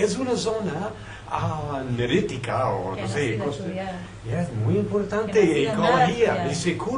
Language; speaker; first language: Spanish; non-native, fluent; French